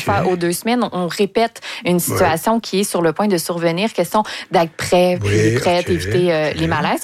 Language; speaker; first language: French; native; French